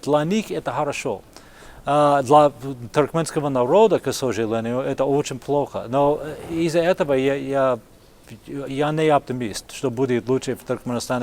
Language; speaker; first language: Russian; non-native, fluent; English